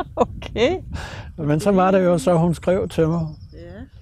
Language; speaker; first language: Danish; native; Danish